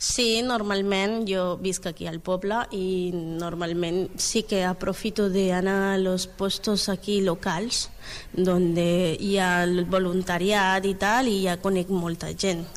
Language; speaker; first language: Catalan; non-native, learner; Spanish